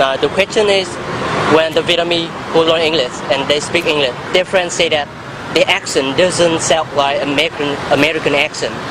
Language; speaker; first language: English; non-native, learner; Vietnamese